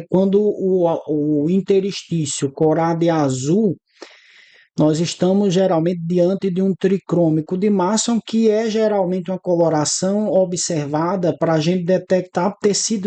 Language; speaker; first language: Portuguese; native; Portuguese